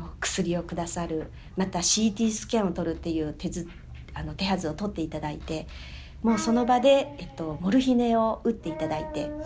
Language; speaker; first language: Japanese; native; Japanese